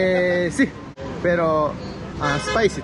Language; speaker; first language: Spanish; non-native, learner; Japanese